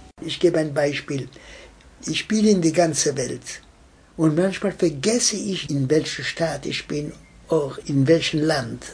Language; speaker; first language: German; non-native, fluent; French